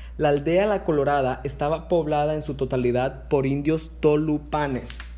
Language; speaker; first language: Spanish; non-native, local second language; English